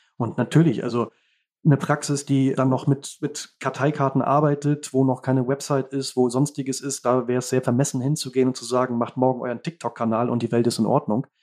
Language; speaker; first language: German; native; German